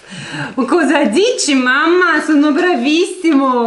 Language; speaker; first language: Italian; early bilingual, other home language; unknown